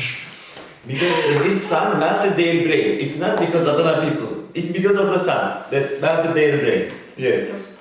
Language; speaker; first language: English; non-native, learner; Turkish